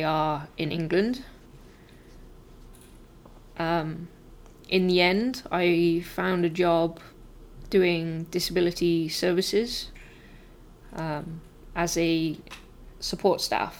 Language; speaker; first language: English; native; English